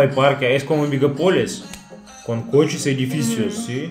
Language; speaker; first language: Spanish; non-native, learner; Russian